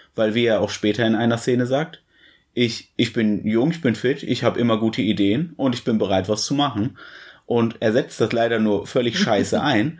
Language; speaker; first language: German; native; German